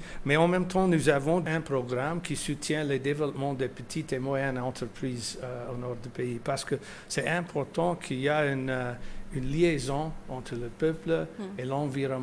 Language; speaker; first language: French; non-native, fluent; English